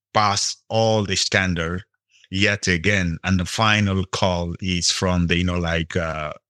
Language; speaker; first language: English; non-native, local second language; Nepali